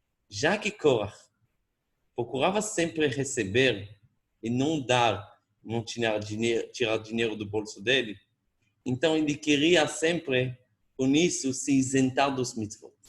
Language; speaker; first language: Portuguese; non-native, fluent; Hebrew